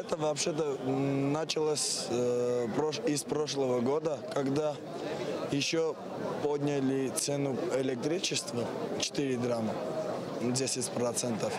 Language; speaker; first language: Russian; non-native, fluent; Armenian